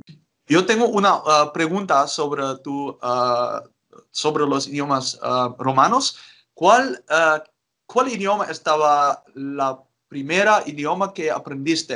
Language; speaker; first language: Spanish; non-native, learner; Dutch